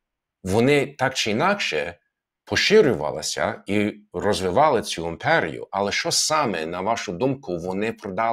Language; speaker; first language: Ukrainian; non-native, fluent; English